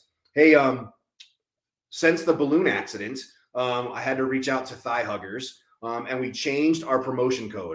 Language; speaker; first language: English; native; English